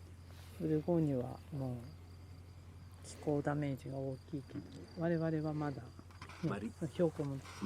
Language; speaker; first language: Japanese; native; Japanese